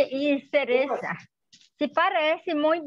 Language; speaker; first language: Spanish; non-native, learner; Portuguese